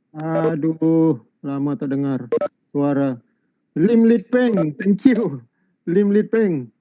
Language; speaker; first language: Malay; native; Malay